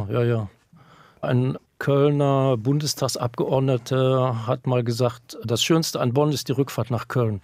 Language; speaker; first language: German; native; German